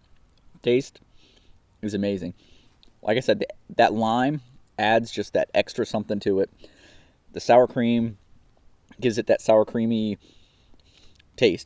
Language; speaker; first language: English; native; English